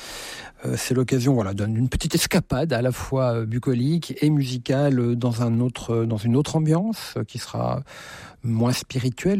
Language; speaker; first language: French; native; French